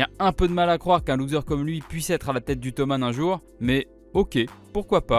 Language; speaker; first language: French; native; French